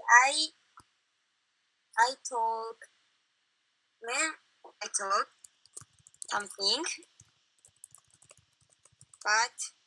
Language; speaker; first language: English; non-native, learner; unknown